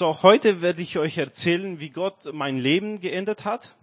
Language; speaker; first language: German; non-native, learner; Romanian